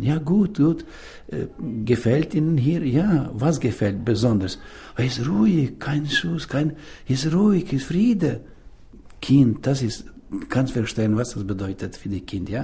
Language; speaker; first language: German; non-native, learner; Ukrainian